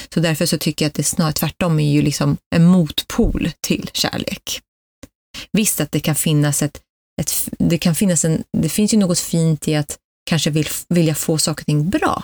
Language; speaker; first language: Swedish; early bilingual, other home language; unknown